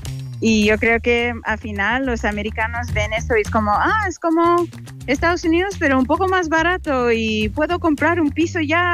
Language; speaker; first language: Spanish; non-native, fluent; English